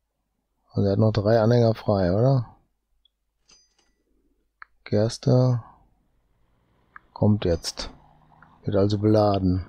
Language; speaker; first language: German; native; German